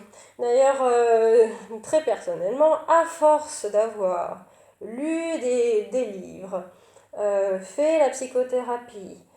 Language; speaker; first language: French; native; French